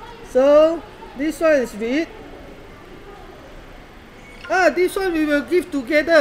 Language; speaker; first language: English; non-native, local second language; Chinese